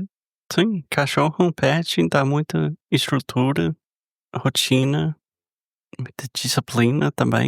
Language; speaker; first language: Portuguese; non-native, fluent; English